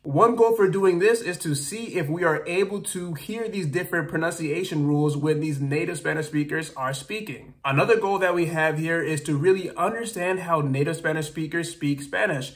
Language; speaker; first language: English; native; English